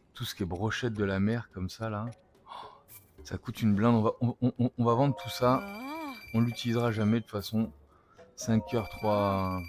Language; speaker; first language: French; native; French